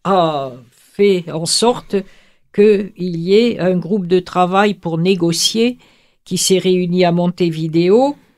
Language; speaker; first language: French; native; French